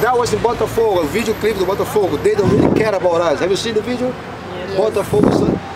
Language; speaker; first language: English; non-native, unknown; Portuguese